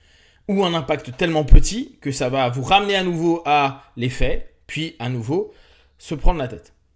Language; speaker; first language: French; native; French